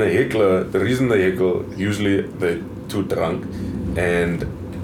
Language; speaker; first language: English; native; English